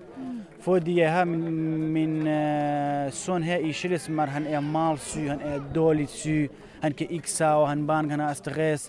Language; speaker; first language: Danish; non-native, learner; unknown